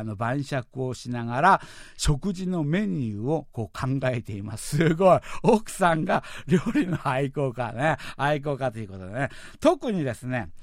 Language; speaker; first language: Japanese; non-native, fluent; Korean